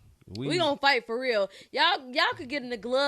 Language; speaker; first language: English; native; English